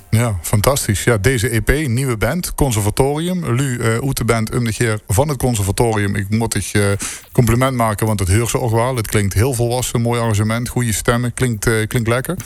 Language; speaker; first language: Dutch; native; Dutch